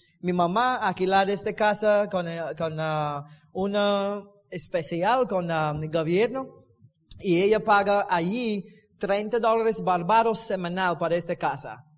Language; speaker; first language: Spanish; non-native, learner; English